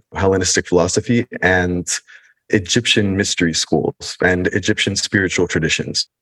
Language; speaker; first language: English; early bilingual, other home language; Spanish